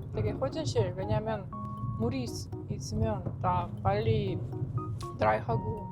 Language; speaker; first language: Korean; non-native, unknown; Ukrainian